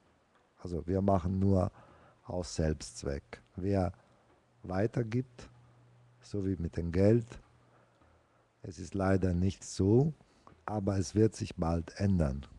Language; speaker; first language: German; non-native, fluent; Italian